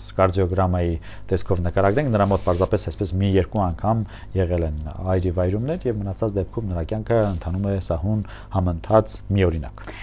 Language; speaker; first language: Armenian; native; Armenian